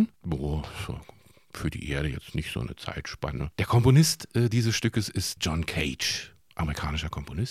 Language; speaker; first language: German; native; German